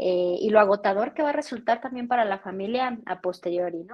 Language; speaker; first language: Spanish; native; Spanish